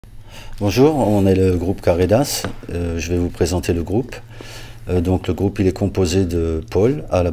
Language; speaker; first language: French; native; French